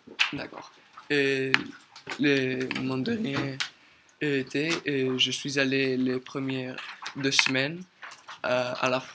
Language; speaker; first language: French; non-native, learner; Spanish